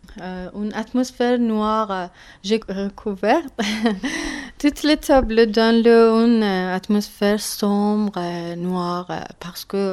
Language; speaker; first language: French; non-native, learner; Persian